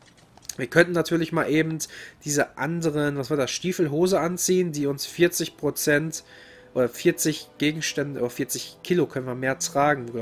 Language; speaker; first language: German; native; German